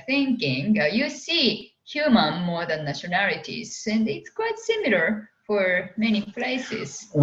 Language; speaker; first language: English; non-native, fluent; Japanese